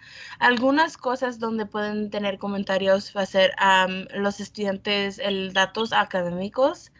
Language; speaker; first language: Spanish; early bilingual, heritage; Spanish